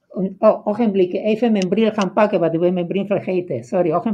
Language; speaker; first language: Dutch; non-native, fluent; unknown